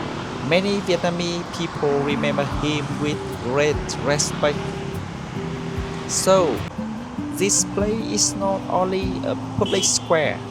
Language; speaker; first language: English; non-native, fluent; Vietnamese